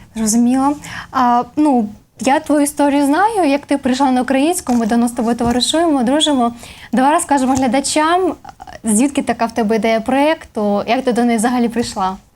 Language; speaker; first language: Ukrainian; native; Ukrainian